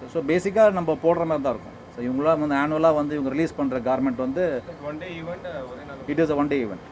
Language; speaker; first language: Tamil; native; Tamil